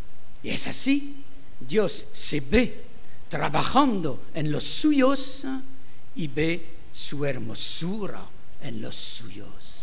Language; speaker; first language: Spanish; non-native, fluent; French